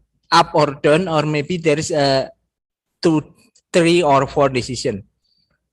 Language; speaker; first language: English; non-native, learner; Indonesian